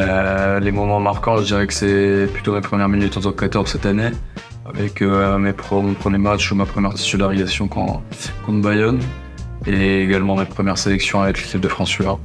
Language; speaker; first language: French; native; French